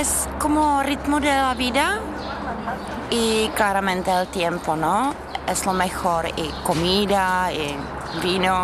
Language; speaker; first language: Spanish; non-native, fluent; Czech